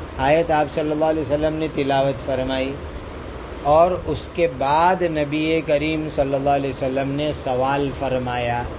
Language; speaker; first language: Urdu; non-native, local second language; Gujarati